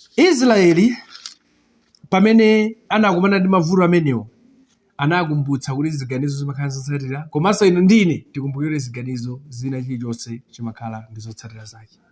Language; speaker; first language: Nyanja; non-native, local second language; Tumbuka